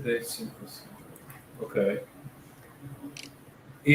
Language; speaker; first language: Spanish; non-native, learner; English